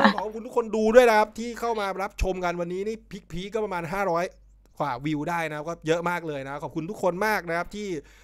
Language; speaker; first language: Thai; native; Thai